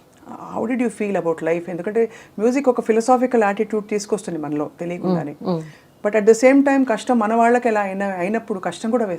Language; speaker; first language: Telugu; native; Telugu